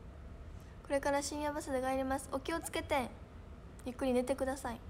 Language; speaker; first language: Japanese; native; Japanese